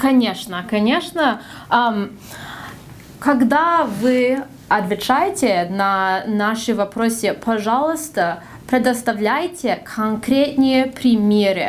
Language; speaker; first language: Russian; non-native, fluent; English